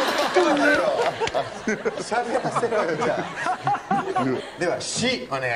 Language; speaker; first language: Japanese; native; Japanese